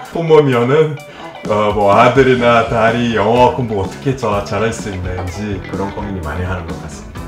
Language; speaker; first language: Korean; non-native, fluent; Portuguese